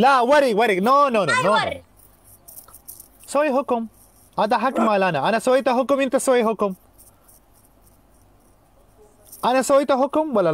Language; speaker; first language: Arabic; non-native, learner; Pashto